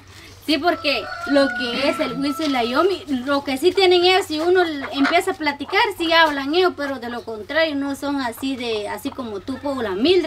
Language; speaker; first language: Spanish; native; Spanish